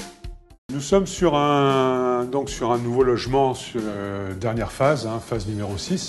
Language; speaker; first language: French; native; French